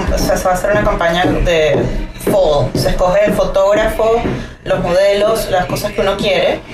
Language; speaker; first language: Spanish; native; Spanish